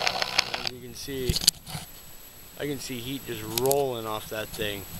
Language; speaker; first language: English; native; English